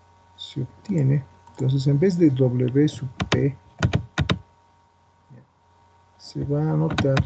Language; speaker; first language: Spanish; native; Spanish